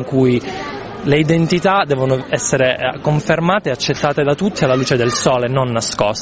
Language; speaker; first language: Italian; native; Italian